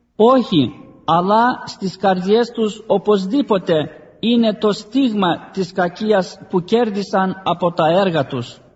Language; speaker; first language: Greek; non-native, fluent; Arabic